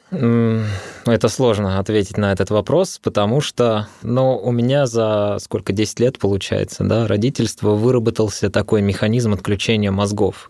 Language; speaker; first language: Russian; early bilingual, other home language; Arabic